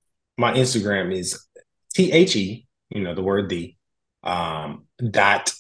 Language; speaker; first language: English; native; English